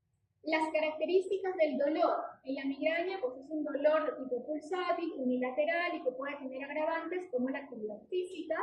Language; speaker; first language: Spanish; native; Spanish